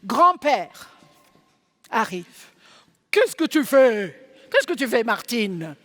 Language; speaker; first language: French; non-native, fluent; English